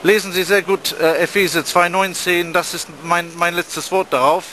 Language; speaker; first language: German; non-native, fluent; English